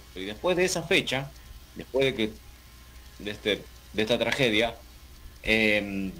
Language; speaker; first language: Spanish; native; Spanish